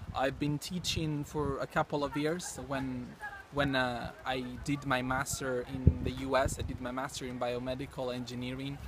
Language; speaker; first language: English; non-native, fluent; Italian